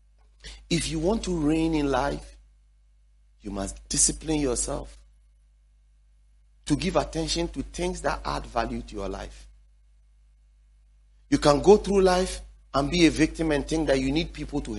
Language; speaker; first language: English; non-native, local second language; Akan